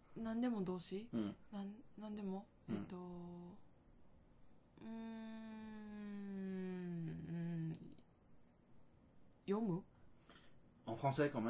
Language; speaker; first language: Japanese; non-native, fluent; French